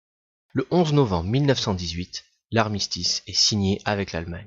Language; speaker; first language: French; native; French